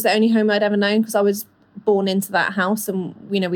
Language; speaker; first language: English; native; English